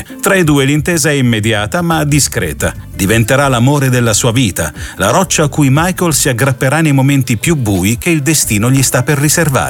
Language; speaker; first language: Italian; native; Italian